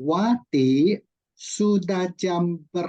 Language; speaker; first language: Indonesian; non-native, fluent; Chinese